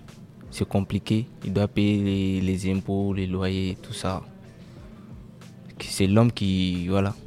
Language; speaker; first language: French; non-native, local second language; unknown